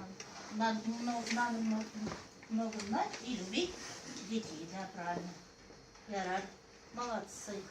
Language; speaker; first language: Russian; non-native, local second language; Tatar